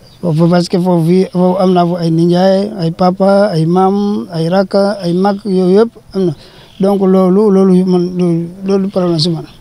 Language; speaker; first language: Wolof; non-native, fluent; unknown